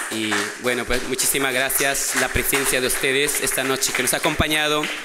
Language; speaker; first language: Spanish; non-native, local second language; Quechua